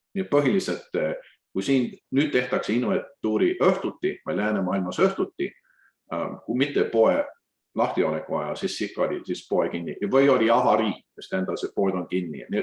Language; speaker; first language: Estonian; early bilingual, heritage; Estonian